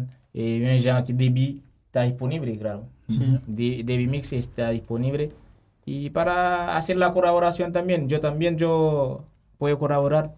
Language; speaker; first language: Spanish; non-native, learner; Haitian Creole